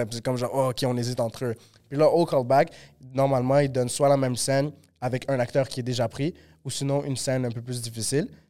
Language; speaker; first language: French; early bilingual, other home language; Spanish